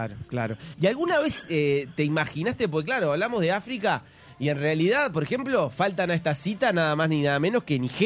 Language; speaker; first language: Spanish; native; Spanish